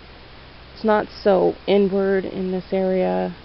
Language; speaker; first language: English; native; English